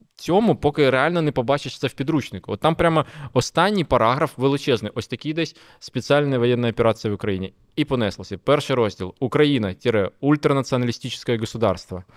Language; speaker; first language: Ukrainian; non-native, local second language; Russian